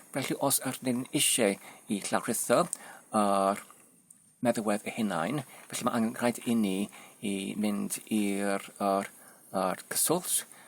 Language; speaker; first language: Welsh; non-native, learner; Polish